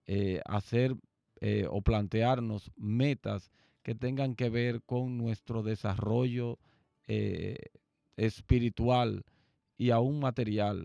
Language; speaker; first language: Spanish; native; Spanish